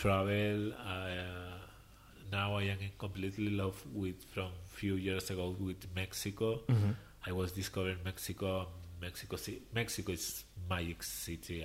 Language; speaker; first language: English; non-native, learner; Spanish